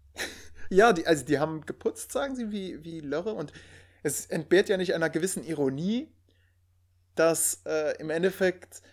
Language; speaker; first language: German; native; German